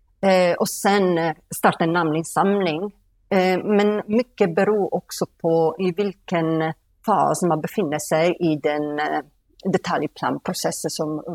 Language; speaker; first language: Swedish; non-native, fluent; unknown